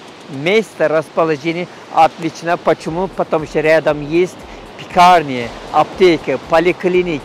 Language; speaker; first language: Russian; non-native, learner; Turkish